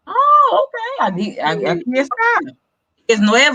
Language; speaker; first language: Spanish; non-native, learner; English